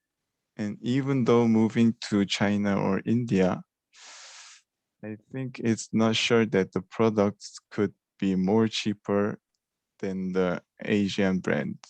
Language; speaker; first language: English; non-native, learner; Korean